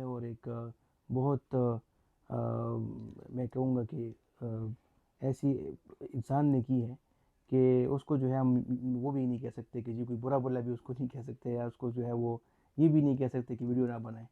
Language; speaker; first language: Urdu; non-native, local second language; Pashto